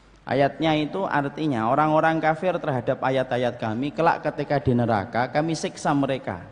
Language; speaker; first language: Indonesian; native; Indonesian